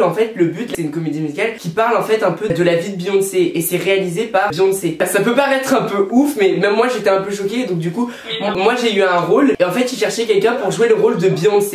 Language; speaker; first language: French; native; French